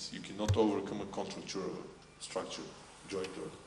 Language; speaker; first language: English; non-native, fluent; Bulgarian